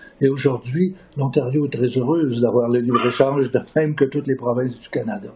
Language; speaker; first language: French; native; French